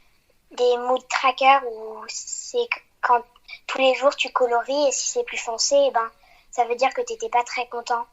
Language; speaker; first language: French; early bilingual, heritage; French